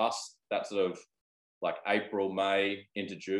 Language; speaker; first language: English; native; English